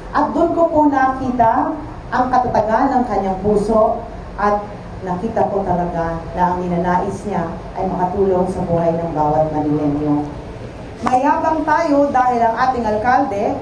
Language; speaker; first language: Filipino; native; Filipino